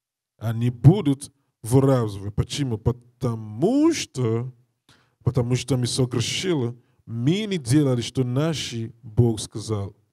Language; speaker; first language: Russian; non-native, learner; English